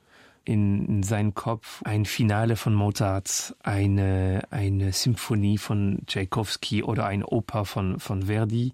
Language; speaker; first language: German; non-native, fluent; French